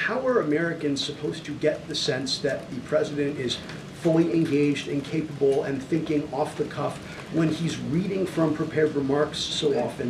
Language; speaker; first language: English; native; English